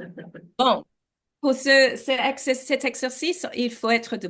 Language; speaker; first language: French; non-native, learner; English